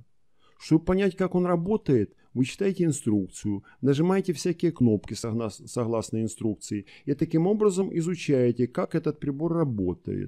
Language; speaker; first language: Russian; native; Russian